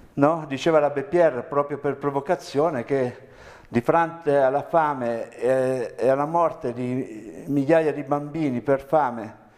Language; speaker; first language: Italian; native; Italian